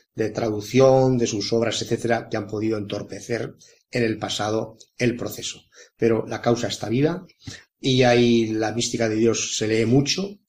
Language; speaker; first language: Spanish; native; Spanish